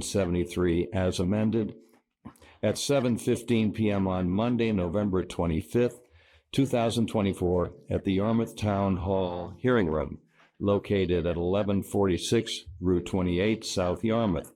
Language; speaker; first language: English; native; English